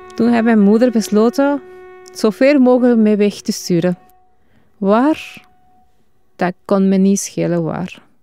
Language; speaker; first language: Dutch; non-native, fluent; Spanish